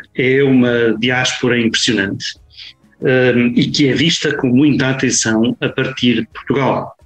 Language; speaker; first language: Portuguese; native; Portuguese